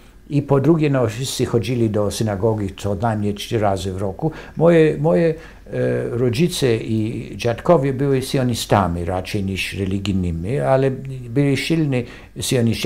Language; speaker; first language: Polish; non-native, fluent; English